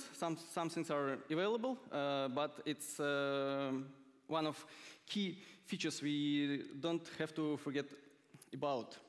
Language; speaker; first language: English; non-native, fluent; Russian